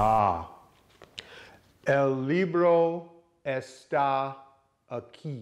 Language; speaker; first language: Spanish; non-native, learner; English